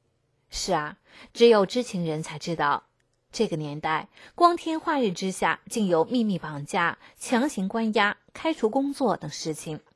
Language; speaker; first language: Chinese; native; Chinese